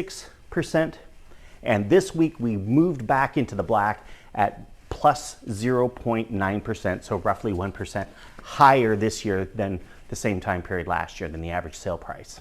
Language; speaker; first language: English; native; English